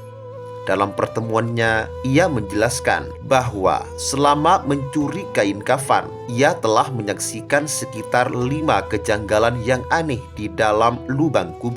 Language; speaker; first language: Indonesian; native; Indonesian